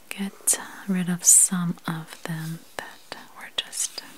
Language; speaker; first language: English; native; English